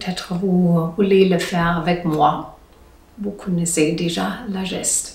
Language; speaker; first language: French; non-native, learner; German